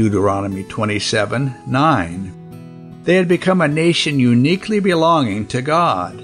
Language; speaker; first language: English; non-native, local second language; Yoruba